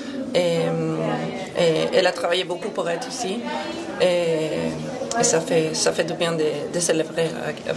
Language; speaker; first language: French; non-native, fluent; Spanish